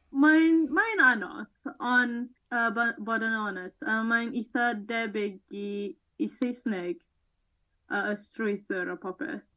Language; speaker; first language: Welsh; non-native, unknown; Malay